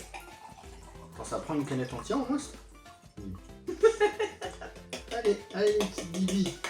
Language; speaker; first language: French; native; French